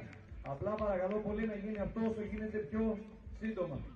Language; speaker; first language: Greek; native; Greek